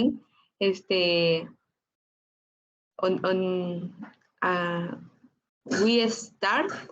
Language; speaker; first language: English; non-native, learner; Spanish